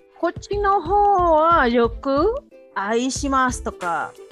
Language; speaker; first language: Japanese; non-native, fluent; Spanish